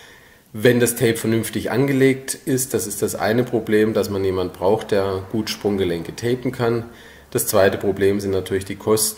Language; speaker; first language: German; native; German